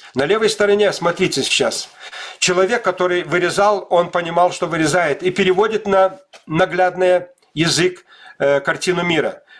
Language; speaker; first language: Russian; non-native, local second language; Lithuanian